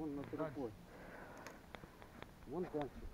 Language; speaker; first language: Russian; native; Russian